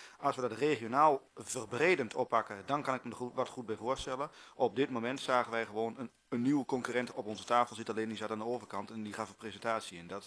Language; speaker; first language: Dutch; native; Dutch